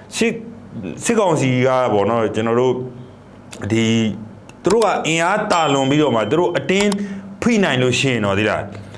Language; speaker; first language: Burmese; native; Burmese